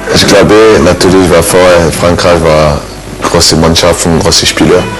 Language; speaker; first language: German; non-native, learner; French